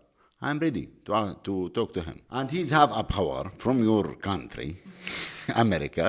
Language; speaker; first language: English; non-native, learner; Arabic